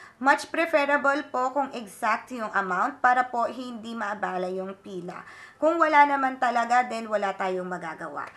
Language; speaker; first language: Filipino; native; Filipino